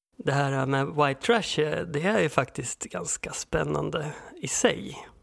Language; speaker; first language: Swedish; native; Swedish